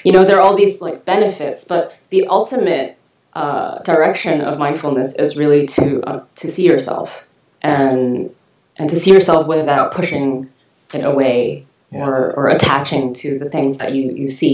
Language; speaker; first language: English; non-native, local second language; Cantonese